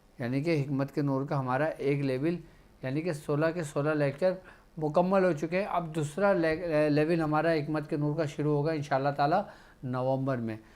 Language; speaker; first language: Urdu; native; Urdu